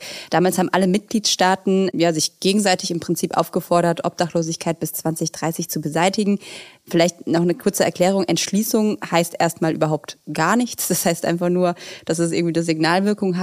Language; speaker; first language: German; native; German